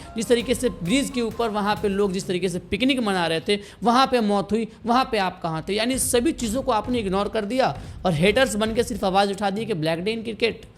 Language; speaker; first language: Hindi; native; Hindi